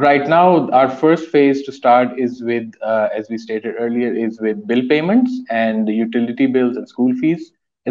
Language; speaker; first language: English; non-native, local second language; Urdu